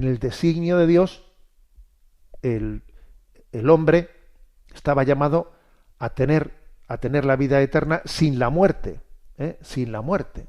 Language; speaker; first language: Spanish; native; Spanish